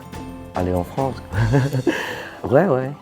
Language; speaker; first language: French; non-native, fluent; Cantonese